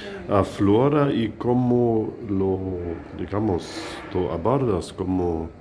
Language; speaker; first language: Spanish; non-native, fluent; German